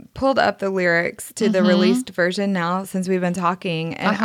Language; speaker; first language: English; native; English